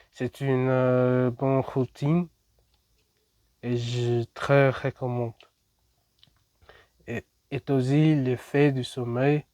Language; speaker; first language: French; non-native, learner; English